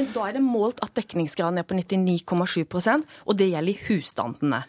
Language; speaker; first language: Norwegian; native; Norwegian